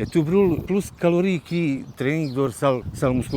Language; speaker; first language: French; non-native, learner; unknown